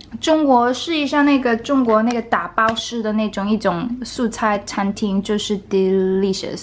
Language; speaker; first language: Chinese; non-native, fluent; Korean